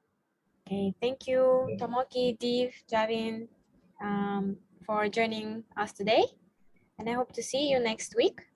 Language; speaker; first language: English; non-native, fluent; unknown